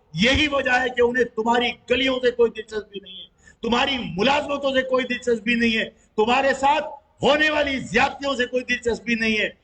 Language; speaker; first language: Urdu; native; Urdu